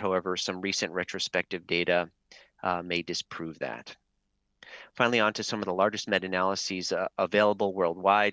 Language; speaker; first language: English; native; English